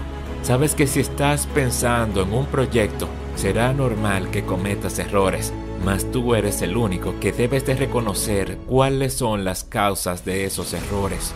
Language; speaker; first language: Spanish; native; Spanish